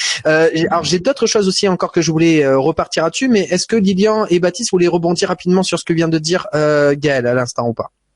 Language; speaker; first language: French; native; French